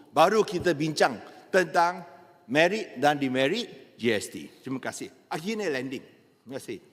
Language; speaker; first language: Malay; non-native, local second language; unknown